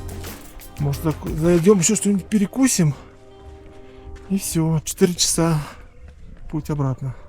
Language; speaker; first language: Russian; native; Russian